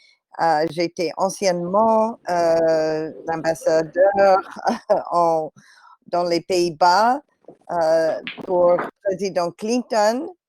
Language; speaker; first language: French; non-native, fluent; English